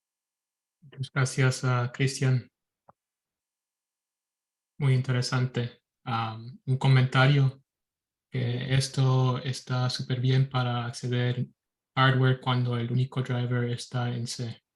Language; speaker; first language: Spanish; early bilingual, heritage; Spanish